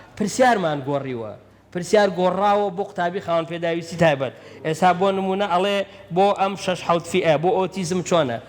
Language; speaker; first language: Central Kurdish; native; Central Kurdish